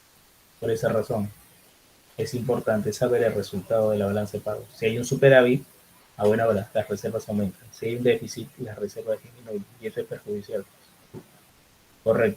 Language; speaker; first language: Spanish; native; Spanish